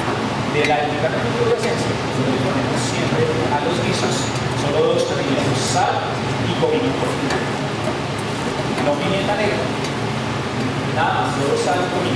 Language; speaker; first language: Spanish; native; Spanish